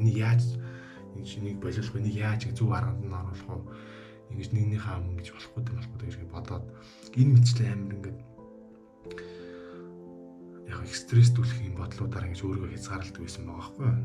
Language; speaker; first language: Mongolian; native; Mongolian